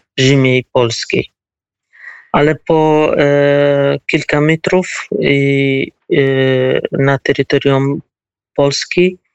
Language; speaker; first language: Polish; non-native, learner; Kurdish